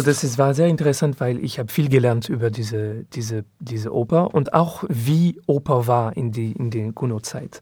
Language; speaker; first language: German; non-native, learner; French